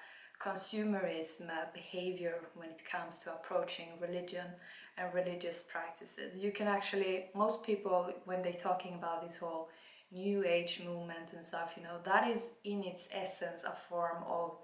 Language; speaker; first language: English; non-native, fluent; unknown